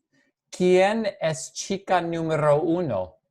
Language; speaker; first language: Spanish; non-native, fluent; English